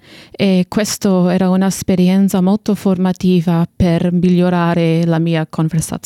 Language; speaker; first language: Italian; non-native, fluent; English